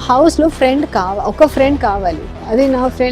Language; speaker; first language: Telugu; non-native, learner; Hindi